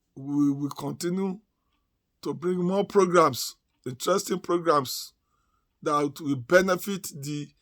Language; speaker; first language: English; non-native, local second language; Yoruba